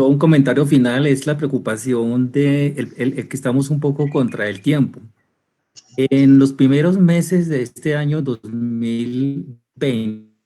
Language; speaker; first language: Spanish; native; Spanish